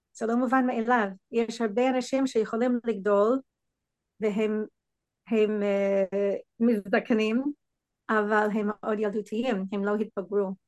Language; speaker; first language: Hebrew; non-native, fluent; English